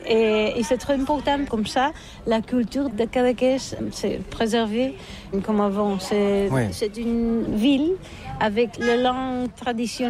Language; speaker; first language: French; non-native, learner; Catalan